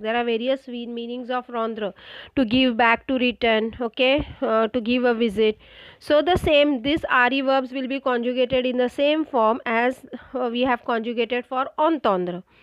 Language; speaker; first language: English; non-native, local second language; Marathi